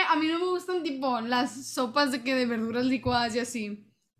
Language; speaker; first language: Spanish; early bilingual, heritage; Spanish